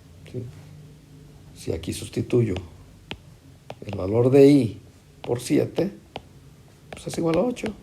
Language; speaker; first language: Spanish; native; Spanish